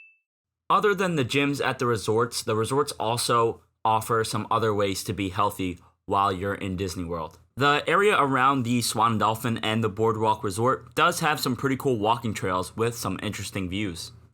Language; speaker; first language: English; native; English